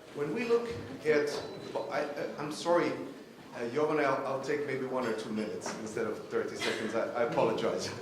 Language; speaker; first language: English; non-native, fluent; Greek